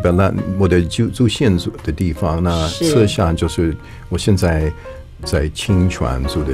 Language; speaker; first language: Chinese; non-native, fluent; English